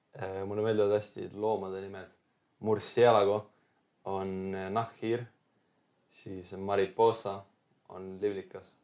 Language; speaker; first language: Estonian; native; Estonian